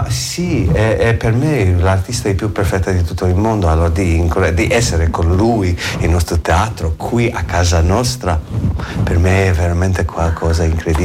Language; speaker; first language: Italian; non-native, learner; English